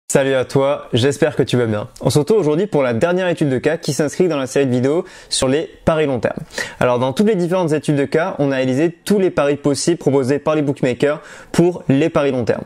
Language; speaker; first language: French; native; French